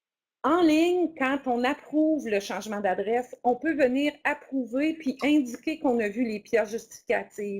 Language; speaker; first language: French; native; French